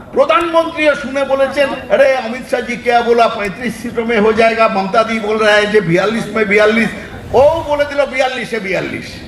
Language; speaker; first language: Hindi; non-native, local second language; Bangla